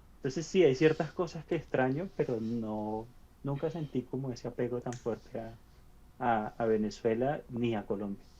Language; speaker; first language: Spanish; native; Spanish